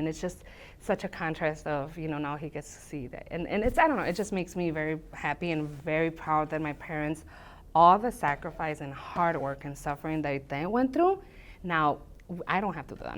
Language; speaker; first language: English; early bilingual, other home language; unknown